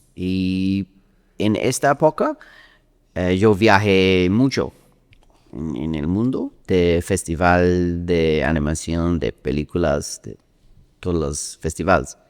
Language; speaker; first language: Spanish; non-native, learner; English